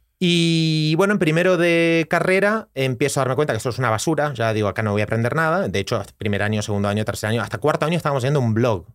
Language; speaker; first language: Spanish; native; Spanish